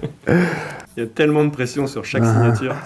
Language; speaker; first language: French; native; French